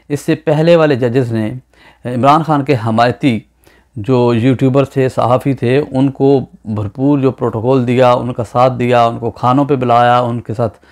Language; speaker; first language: Urdu; native; Urdu